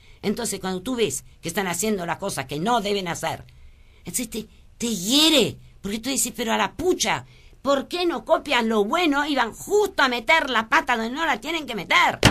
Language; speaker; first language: Spanish; early bilingual, other home language; French